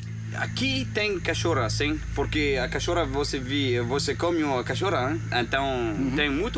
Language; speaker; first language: Portuguese; non-native, learner; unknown